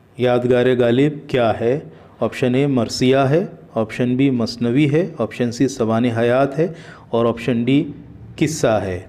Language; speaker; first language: Hindi; native; Hindi